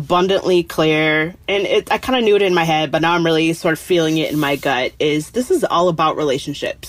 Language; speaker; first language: English; native; English